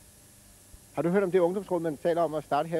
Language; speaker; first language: Danish; native; Danish